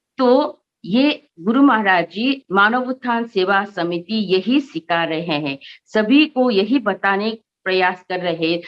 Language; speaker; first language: Hindi; non-native, local second language; Nepali